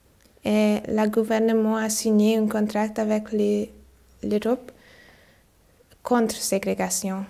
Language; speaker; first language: French; non-native, learner; Hungarian